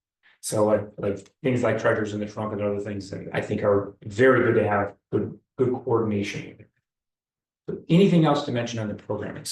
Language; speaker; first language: English; native; English